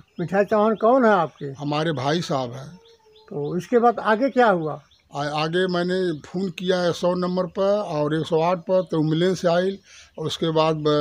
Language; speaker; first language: Hindi; native; Hindi